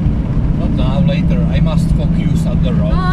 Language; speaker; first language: English; non-native, learner; Czech